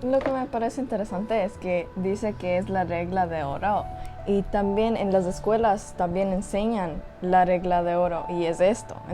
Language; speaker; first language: Spanish; early bilingual, heritage; English